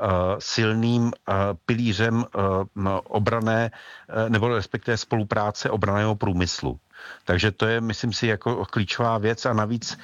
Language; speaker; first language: Czech; native; Czech